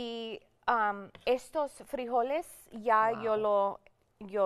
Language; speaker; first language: Spanish; early bilingual, heritage; English